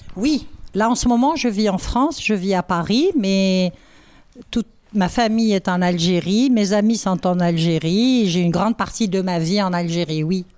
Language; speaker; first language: French; non-native, local second language; Arabic